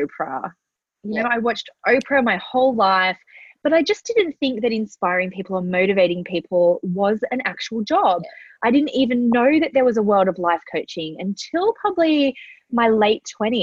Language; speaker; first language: English; native; English